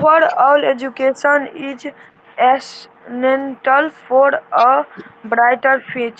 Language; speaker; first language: English; non-native, learner; Hindi